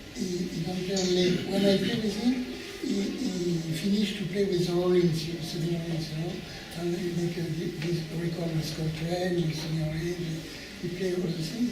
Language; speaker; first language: English; non-native, learner; French